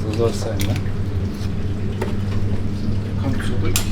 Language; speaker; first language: German; native; German